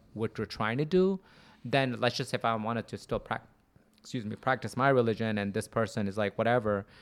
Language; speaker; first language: English; early bilingual, other home language; Urdu